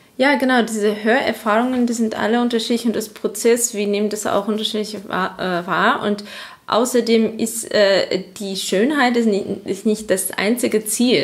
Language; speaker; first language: German; non-native, fluent; Azerbaijani